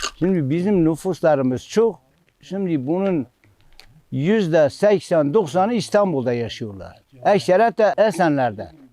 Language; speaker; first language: Turkish; native; Turkish